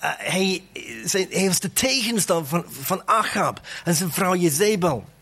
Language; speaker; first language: Dutch; non-native, fluent; English